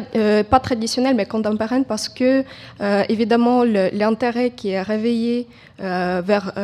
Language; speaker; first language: French; non-native, fluent; Ukrainian